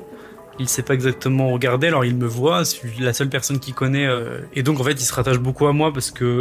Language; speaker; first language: French; native; French